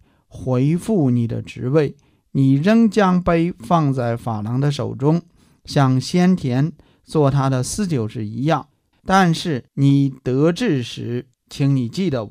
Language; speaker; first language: Chinese; native; Chinese